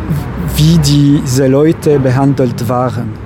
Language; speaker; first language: German; non-native, local second language; French